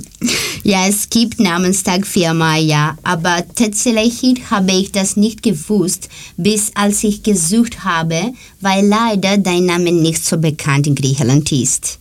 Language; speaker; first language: German; non-native, learner; Greek